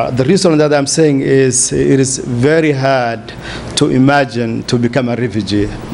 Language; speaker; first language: English; non-native, fluent; Somali